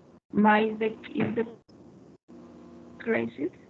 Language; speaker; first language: English; non-native, learner; Spanish